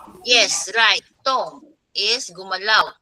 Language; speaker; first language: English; non-native, local second language; Filipino